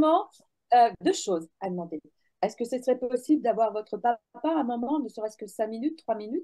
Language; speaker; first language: French; native; French